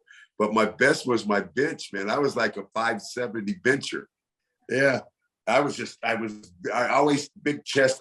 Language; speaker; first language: English; native; English